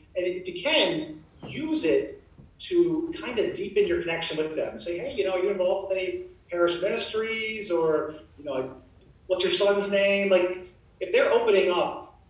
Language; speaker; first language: English; native; English